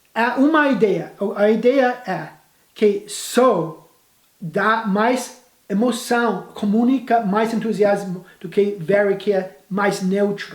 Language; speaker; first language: Portuguese; non-native, fluent; English